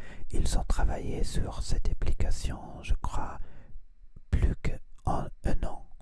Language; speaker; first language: French; non-native, learner; Spanish